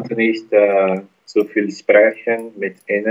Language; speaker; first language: German; non-native, learner; Portuguese